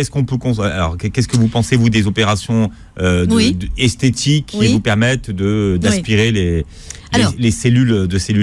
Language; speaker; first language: French; native; French